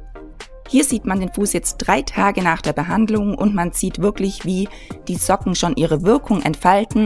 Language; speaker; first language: German; native; German